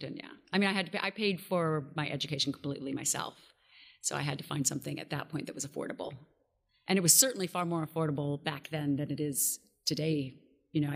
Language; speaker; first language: English; native; English